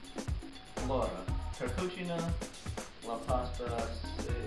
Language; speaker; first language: Italian; non-native, learner; English